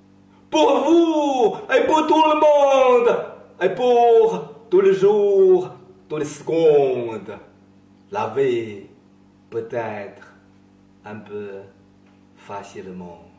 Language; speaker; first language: French; non-native, learner; Chinese